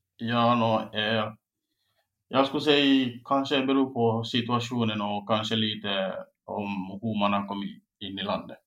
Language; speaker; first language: Swedish; non-native, fluent; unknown